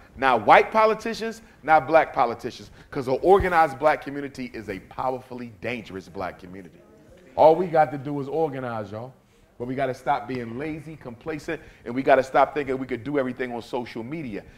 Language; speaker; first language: English; native; English